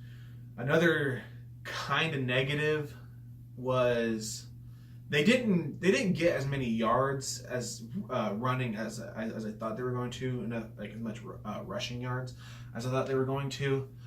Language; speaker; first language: English; native; English